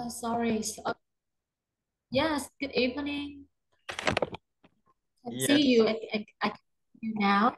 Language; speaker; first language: English; non-native, learner; Vietnamese